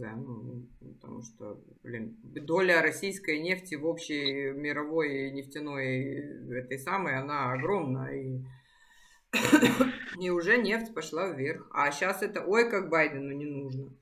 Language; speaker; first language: Russian; native; Russian